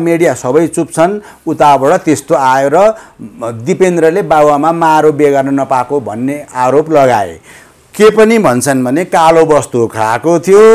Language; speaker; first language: Nepali; native; Nepali